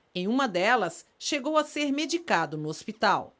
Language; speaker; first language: Portuguese; native; Portuguese